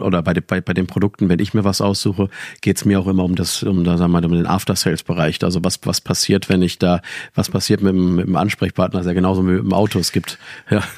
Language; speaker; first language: German; native; German